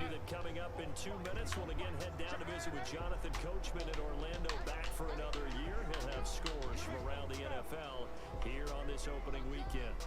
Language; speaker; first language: English; native; English